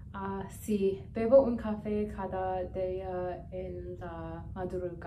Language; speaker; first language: Spanish; non-native, learner; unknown